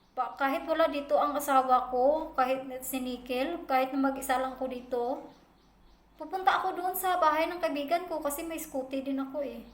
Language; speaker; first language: Filipino; non-native, local second language; Hiligaynon